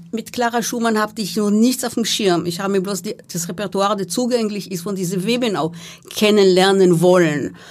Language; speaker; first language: German; non-native, fluent; Hebrew